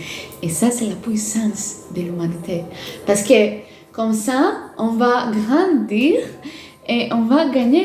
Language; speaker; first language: French; non-native, fluent; Greek